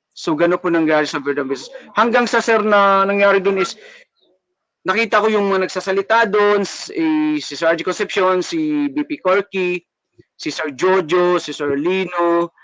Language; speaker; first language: Filipino; native; Filipino